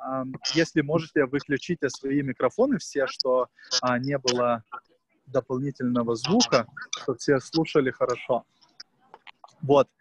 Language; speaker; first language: Russian; non-native, fluent; Lithuanian